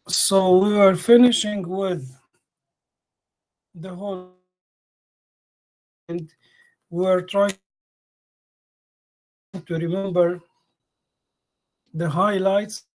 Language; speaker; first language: English; non-native, fluent; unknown